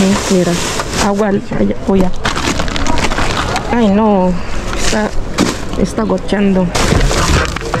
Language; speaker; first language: Spanish; non-native, fluent; Filipino